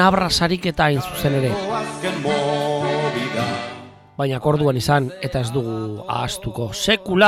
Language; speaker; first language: Basque; native; Basque